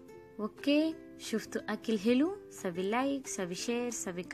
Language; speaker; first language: Arabic; non-native, learner; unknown